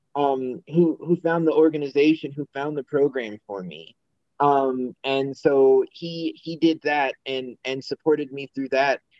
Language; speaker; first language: English; native; English